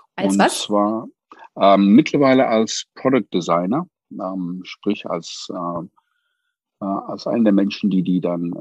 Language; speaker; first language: German; non-native, fluent; English